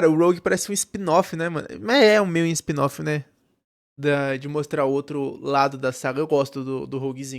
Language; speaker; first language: Portuguese; native; Portuguese